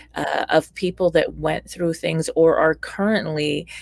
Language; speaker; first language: English; native; English